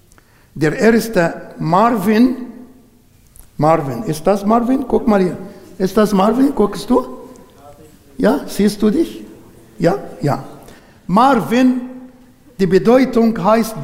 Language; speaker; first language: German; non-native, learner; Arabic